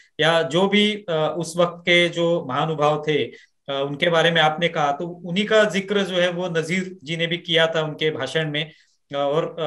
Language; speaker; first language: Hindi; non-native, local second language; Marathi